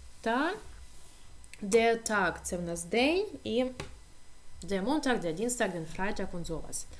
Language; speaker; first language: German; non-native, fluent; Ukrainian